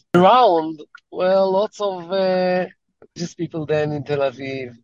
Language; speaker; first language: English; early bilingual, heritage; Hebrew